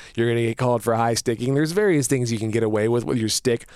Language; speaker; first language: English; native; English